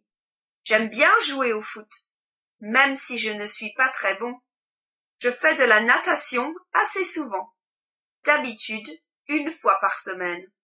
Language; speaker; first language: French; non-native, learner; English